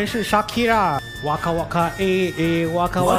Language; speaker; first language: Chinese; non-native, fluent; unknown